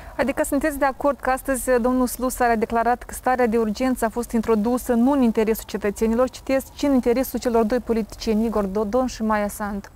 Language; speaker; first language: Romanian; native; Romanian